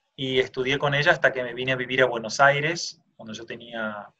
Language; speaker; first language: Spanish; native; Spanish